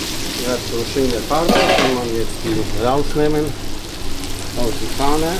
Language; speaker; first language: German; non-native, fluent; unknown